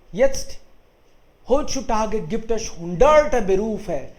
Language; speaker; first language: German; non-native, fluent; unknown